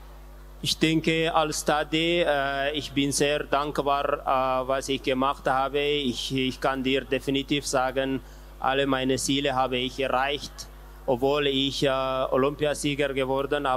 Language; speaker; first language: German; non-native, learner; Tigrinya